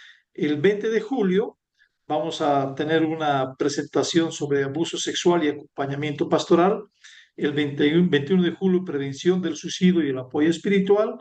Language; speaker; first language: Spanish; native; Spanish